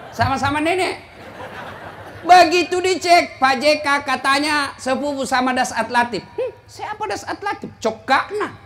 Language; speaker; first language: Indonesian; native; Indonesian